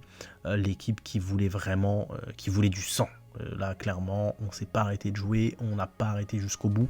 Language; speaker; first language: French; native; French